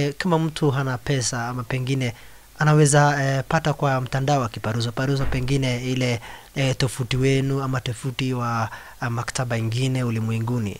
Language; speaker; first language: Swahili; non-native, local second language; Somali